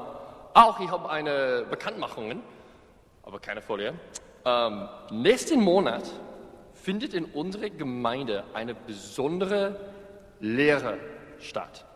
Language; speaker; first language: German; non-native, fluent; English